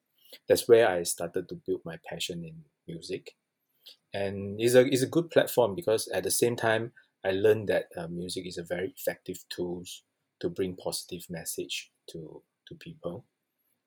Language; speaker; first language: English; non-native, local second language; Chinese